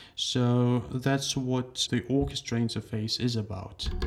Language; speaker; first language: English; non-native, fluent; Georgian